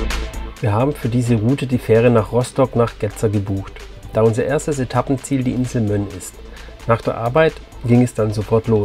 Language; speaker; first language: German; native; German